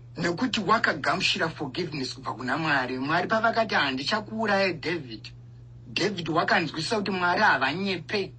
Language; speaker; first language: Shona; native; Shona